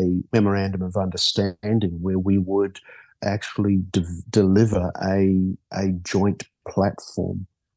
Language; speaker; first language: English; native; English